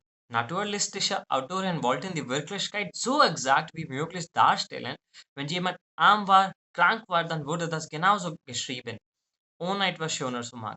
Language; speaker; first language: German; non-native, fluent; Hindi